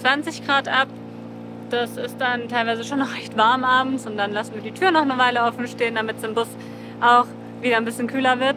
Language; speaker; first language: German; native; German